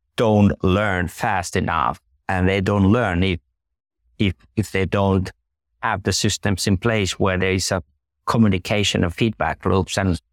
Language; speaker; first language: English; non-native, fluent; Finnish